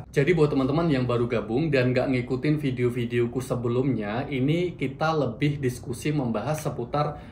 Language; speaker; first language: Indonesian; native; Indonesian